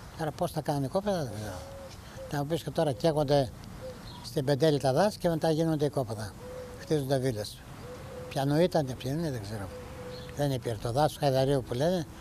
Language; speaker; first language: Greek; early bilingual, heritage; Greek